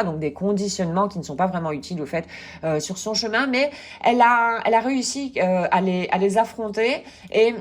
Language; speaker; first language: French; native; French